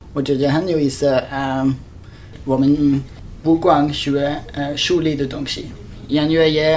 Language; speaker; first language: Chinese; non-native, learner; Norwegian